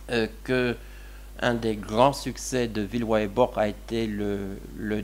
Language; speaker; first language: French; non-native, local second language; Luxembourgish